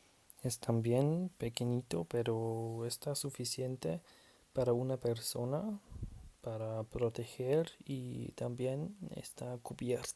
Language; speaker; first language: Spanish; non-native, learner; German